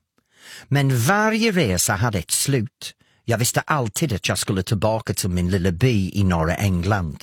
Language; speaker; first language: Swedish; non-native, fluent; English